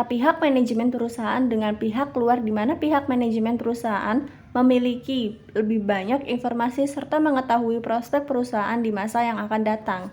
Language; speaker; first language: Indonesian; native; Indonesian